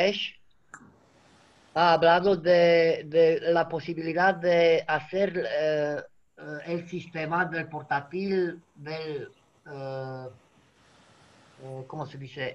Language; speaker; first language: Spanish; non-native, fluent; Romanian